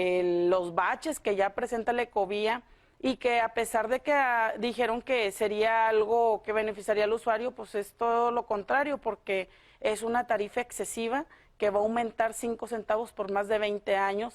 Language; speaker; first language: Spanish; native; Spanish